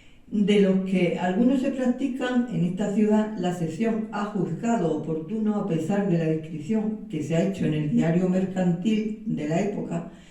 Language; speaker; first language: Spanish; native; Spanish